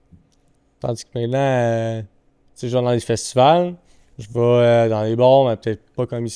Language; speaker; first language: French; native; French